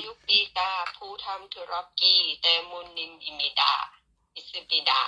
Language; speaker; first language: Korean; non-native, learner; Thai